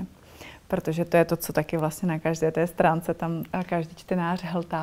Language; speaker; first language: Czech; native; Czech